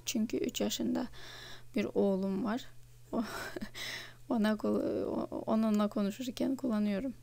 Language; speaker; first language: Turkish; non-native, fluent; Russian